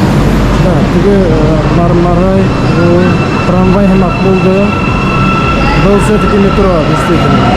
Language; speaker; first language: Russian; non-native, local second language; Tatar